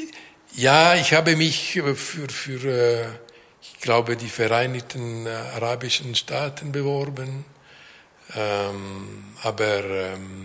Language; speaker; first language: German; non-native, local second language; French